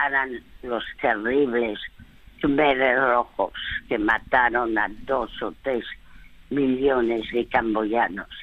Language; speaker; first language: Spanish; early bilingual, other home language; French